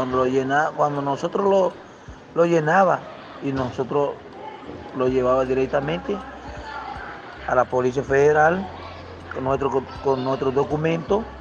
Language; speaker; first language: Spanish; non-native, local second language; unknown